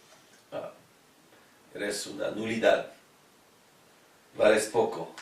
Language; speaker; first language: Spanish; non-native, fluent; French